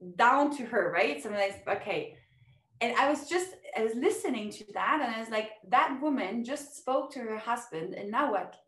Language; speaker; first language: English; non-native, fluent; German